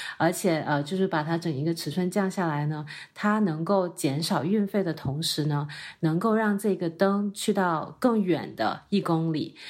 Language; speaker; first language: Chinese; non-native, local second language; Cantonese